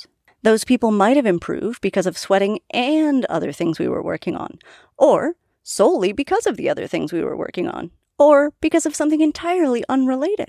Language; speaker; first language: English; native; English